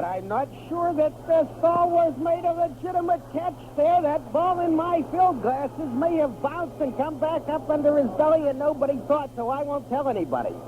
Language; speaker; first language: English; native; English